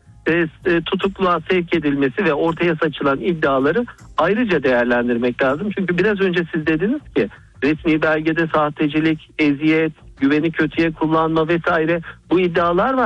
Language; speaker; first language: Turkish; native; Turkish